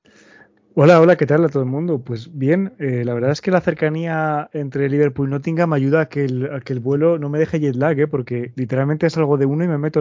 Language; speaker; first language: Spanish; native; Spanish